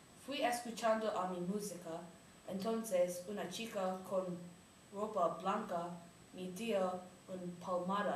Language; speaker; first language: Spanish; non-native, learner; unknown